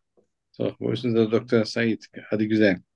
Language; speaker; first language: German; non-native, fluent; Turkish